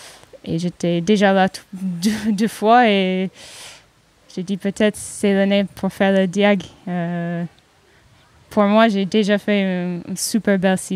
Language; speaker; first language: French; non-native, fluent; English